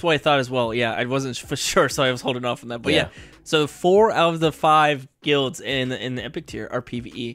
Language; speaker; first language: English; native; English